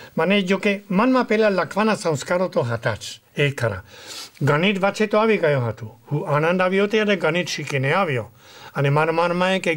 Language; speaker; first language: Gujarati; non-native, fluent; Spanish